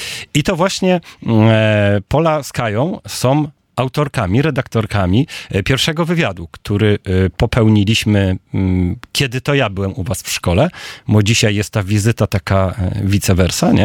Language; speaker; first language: Polish; native; Polish